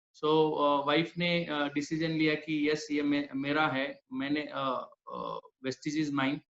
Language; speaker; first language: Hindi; non-native, local second language; Marathi